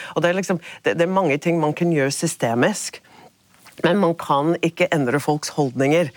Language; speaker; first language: Norwegian; non-native, fluent; English